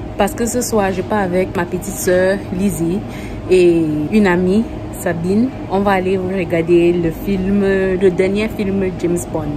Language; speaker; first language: French; non-native, local second language; English